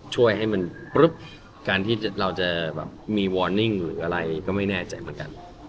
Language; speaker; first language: Thai; native; Thai